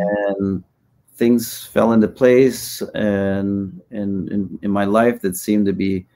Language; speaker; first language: English; native; English